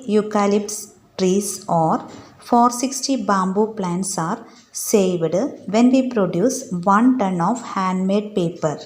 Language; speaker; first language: English; non-native, local second language; Malayalam